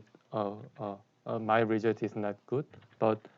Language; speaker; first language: English; non-native, learner; Korean